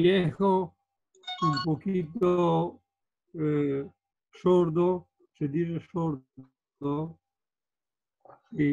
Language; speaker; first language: Spanish; non-native, learner; Italian